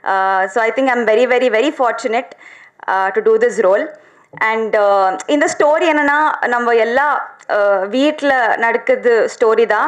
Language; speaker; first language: Tamil; non-native, learner; Telugu